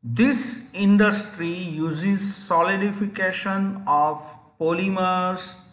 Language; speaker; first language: English; non-native, local second language; Gujarati